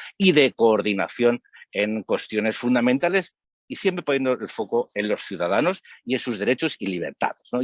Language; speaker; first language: Spanish; native; Spanish